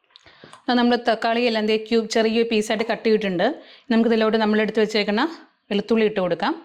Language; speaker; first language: Malayalam; native; Malayalam